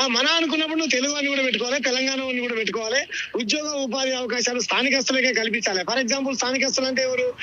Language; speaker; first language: Telugu; native; Telugu